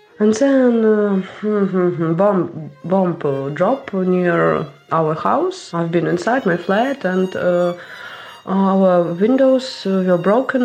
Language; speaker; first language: English; non-native, learner; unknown